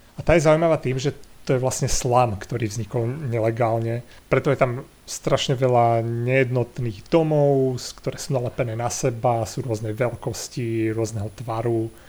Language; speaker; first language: Slovak; native; Slovak